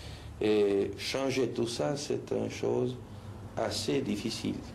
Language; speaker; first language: French; non-native, learner; Spanish